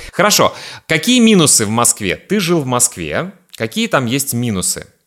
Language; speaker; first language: Russian; native; Russian